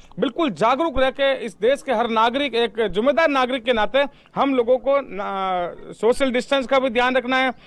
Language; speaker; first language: Hindi; native; Hindi